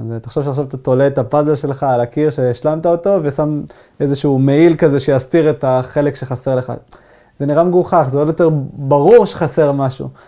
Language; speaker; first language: Hebrew; non-native, local second language; Arabic